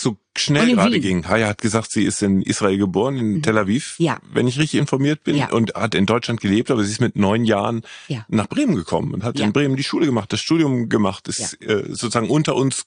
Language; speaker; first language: German; native; German